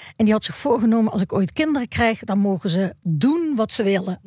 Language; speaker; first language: Dutch; native; Dutch